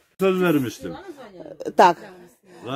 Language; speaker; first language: Russian; native; Russian